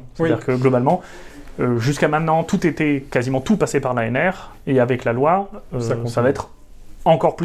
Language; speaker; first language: French; native; French